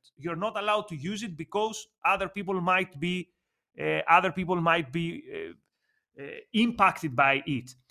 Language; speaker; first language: English; non-native, fluent; Greek